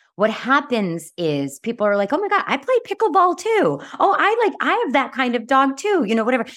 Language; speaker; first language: English; native; English